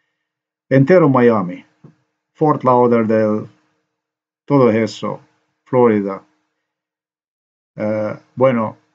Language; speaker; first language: Spanish; non-native, learner; Slovenian